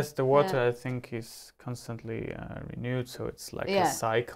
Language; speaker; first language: English; non-native, fluent; German